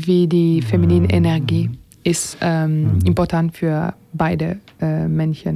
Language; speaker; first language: German; non-native, learner; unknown